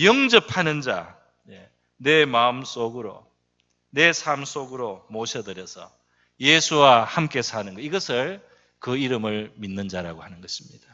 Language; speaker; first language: Korean; native; Korean